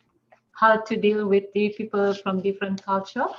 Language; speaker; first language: English; non-native, fluent; Indonesian